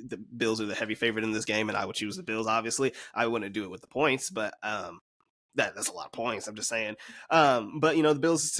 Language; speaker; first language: English; native; English